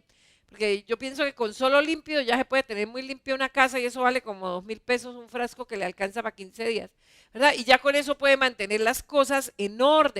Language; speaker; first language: Spanish; native; Spanish